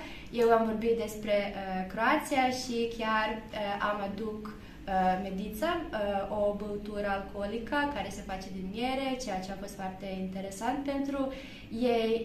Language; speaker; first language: Romanian; non-native, learner; Croatian